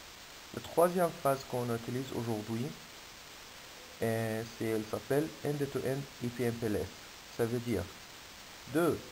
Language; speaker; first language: French; non-native, fluent; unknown